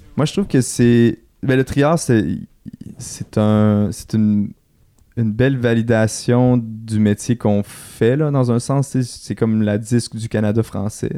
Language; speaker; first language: French; native; French